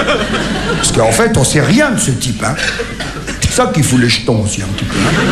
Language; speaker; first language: French; native; French